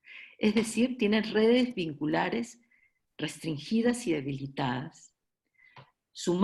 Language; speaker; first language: Spanish; native; Spanish